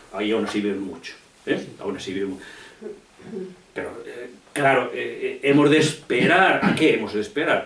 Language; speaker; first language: Spanish; native; Spanish